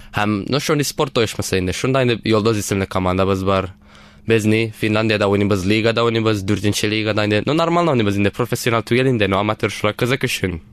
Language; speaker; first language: Tatar; early bilingual, heritage; Tatar